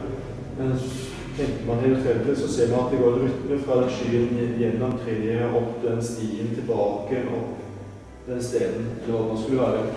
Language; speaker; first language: Norwegian; native; Norwegian